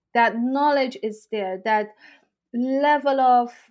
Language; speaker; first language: English; non-native, fluent; Persian